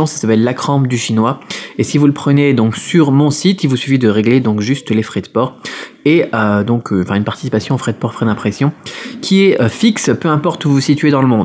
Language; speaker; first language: French; native; French